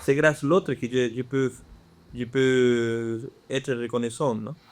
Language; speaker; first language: French; non-native, fluent; Spanish